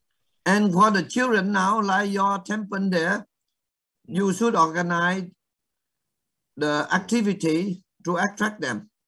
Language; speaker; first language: English; non-native, fluent; Vietnamese